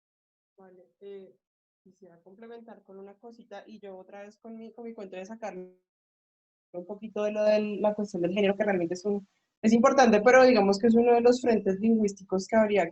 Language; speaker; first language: Spanish; native; Spanish